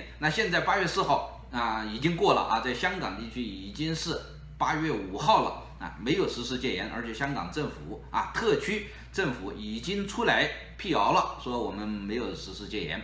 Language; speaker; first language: Chinese; native; Chinese